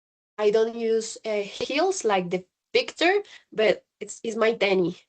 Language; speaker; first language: English; non-native, learner; Spanish